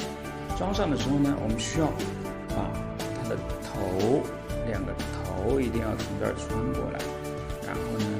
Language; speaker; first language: Chinese; native; Chinese